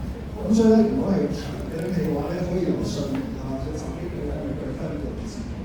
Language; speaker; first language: Cantonese; native; Cantonese